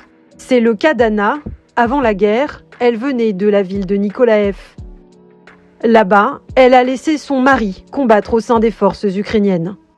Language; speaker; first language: French; native; French